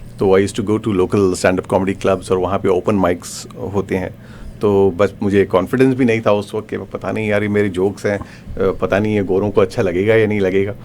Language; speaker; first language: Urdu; native; Urdu